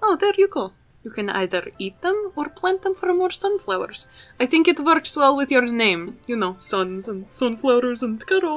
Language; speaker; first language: English; native; English